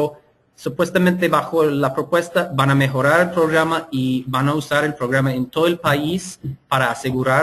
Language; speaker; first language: Spanish; non-native, fluent; English